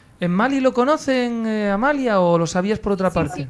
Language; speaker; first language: Spanish; native; Spanish